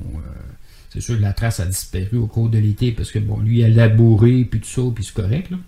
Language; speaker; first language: French; native; French